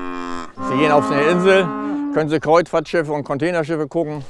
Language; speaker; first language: German; native; German